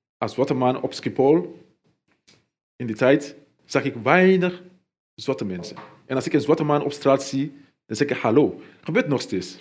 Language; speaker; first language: Dutch; non-native, fluent; Mandingo